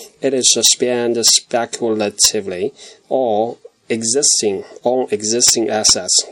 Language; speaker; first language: English; non-native, fluent; Chinese